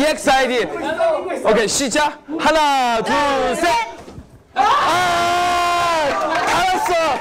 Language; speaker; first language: Korean; non-native, learner; Chinese